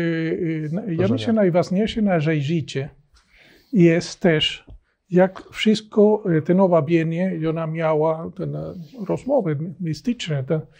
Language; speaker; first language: Polish; non-native, learner; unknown